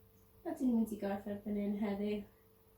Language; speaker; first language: Welsh; non-native, local second language; English